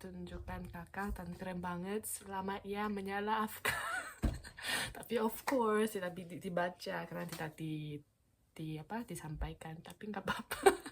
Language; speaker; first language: Indonesian; non-native, fluent; Korean